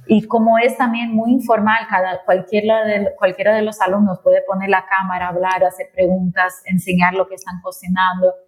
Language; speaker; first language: Spanish; non-native, fluent; Portuguese